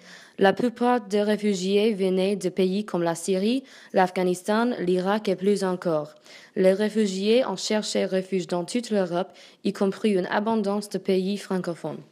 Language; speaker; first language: French; non-native, learner; English